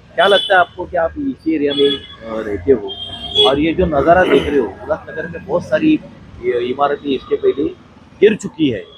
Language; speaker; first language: Hindi; non-native, local second language; Marathi